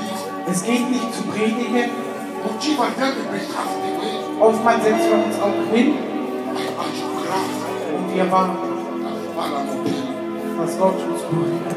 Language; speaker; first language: German; non-native, learner; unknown